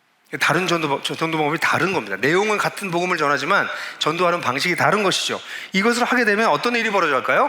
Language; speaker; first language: Korean; native; Korean